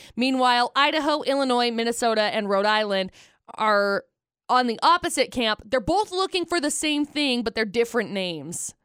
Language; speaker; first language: English; native; English